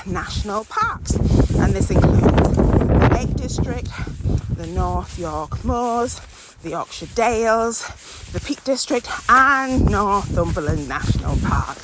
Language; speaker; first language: English; native; English